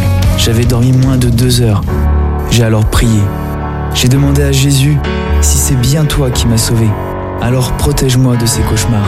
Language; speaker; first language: French; native; French